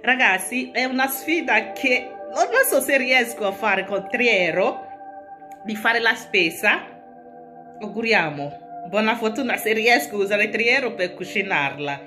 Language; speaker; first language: Italian; non-native, learner; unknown